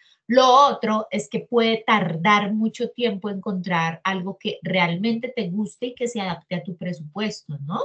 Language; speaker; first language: Spanish; native; Spanish